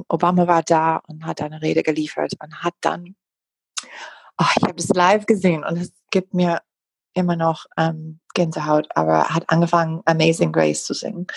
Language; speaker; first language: German; non-native, fluent; English